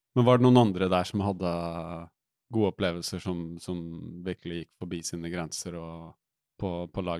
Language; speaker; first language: Norwegian; native; Norwegian